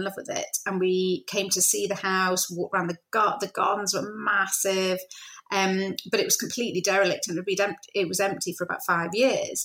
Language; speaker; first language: English; native; English